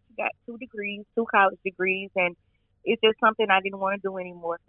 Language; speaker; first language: English; native; English